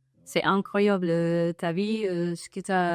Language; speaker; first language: French; non-native, fluent; English